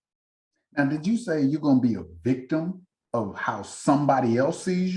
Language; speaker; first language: English; native; English